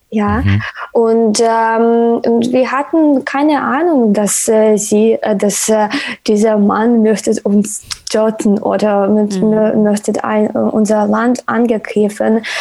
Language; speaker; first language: German; non-native, learner; Ukrainian